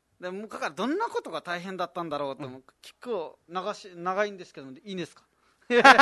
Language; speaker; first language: Japanese; non-native, fluent; Nepali